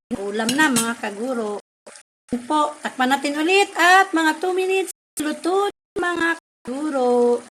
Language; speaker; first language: Filipino; native; Filipino